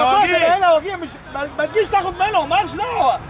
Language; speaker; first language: Arabic; native; Arabic